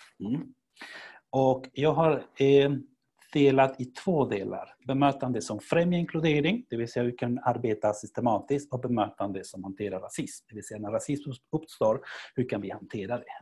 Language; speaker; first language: Swedish; non-native, fluent; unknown